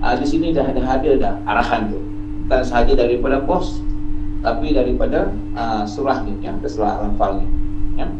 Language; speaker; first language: Malay; native; Malay